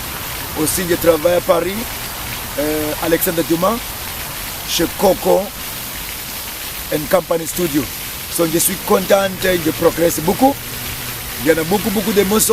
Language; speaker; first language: French; non-native, learner; English